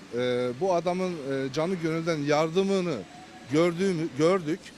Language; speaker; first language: Turkish; native; Turkish